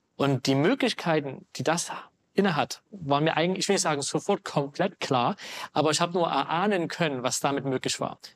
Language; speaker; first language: German; native; German